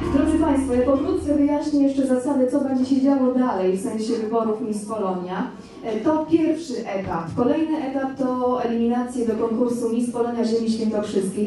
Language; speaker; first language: Polish; native; Polish